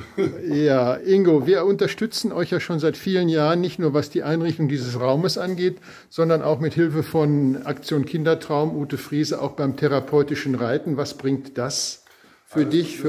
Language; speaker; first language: German; native; German